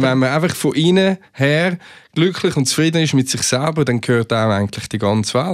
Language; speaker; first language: German; native; German